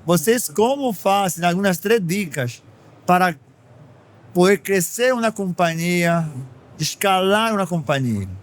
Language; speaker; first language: Portuguese; non-native, fluent; Spanish